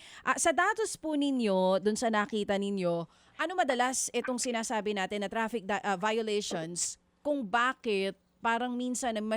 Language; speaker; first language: Filipino; native; Filipino